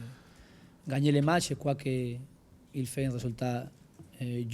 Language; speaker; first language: French; non-native, learner; Spanish